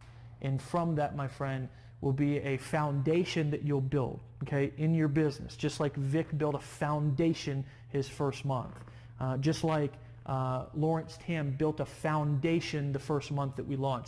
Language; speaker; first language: English; native; English